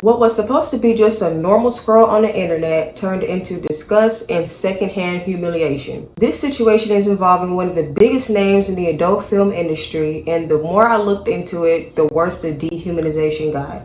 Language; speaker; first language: English; native; English